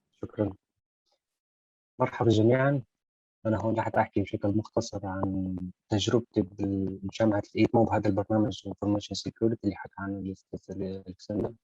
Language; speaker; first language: Arabic; native; Arabic